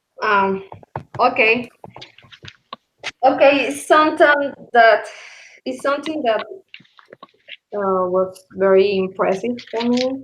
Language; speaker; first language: English; non-native, learner; Spanish